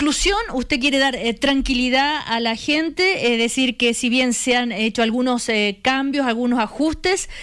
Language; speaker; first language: Spanish; native; Spanish